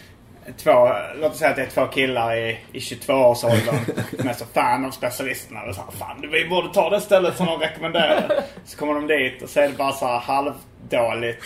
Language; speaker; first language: Swedish; native; Swedish